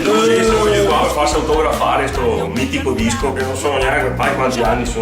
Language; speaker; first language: Italian; native; Italian